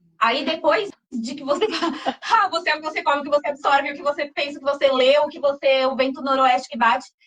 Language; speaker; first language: Portuguese; native; Portuguese